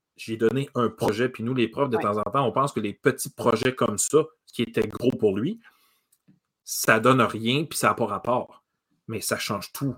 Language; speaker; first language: French; native; French